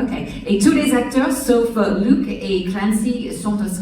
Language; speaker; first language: French; native; French